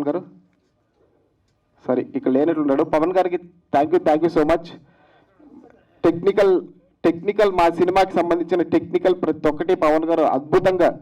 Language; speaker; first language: Telugu; native; Telugu